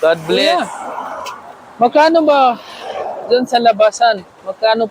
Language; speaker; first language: Filipino; non-native, learner; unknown